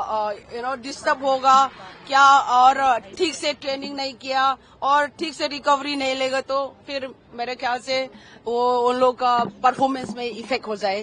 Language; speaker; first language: Hindi; non-native, local second language; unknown